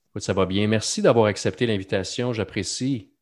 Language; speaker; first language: French; native; French